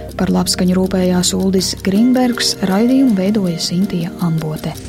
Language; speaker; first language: Latvian; native; Latvian